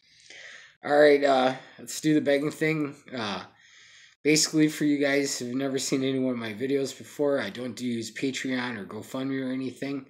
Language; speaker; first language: English; native; English